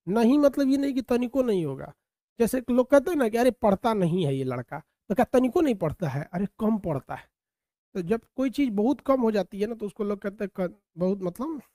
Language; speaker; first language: Hindi; native; Hindi